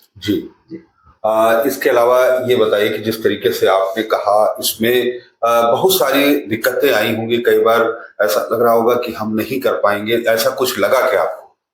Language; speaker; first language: Hindi; native; Hindi